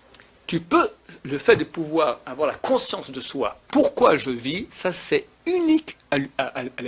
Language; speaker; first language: French; native; French